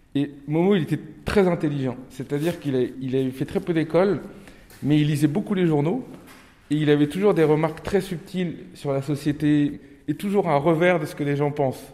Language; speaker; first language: French; early bilingual, other home language; Turkish